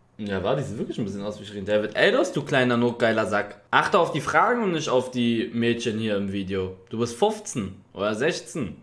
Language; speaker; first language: German; native; German